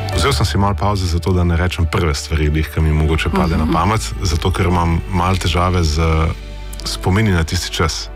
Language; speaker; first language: Slovenian; native; Slovenian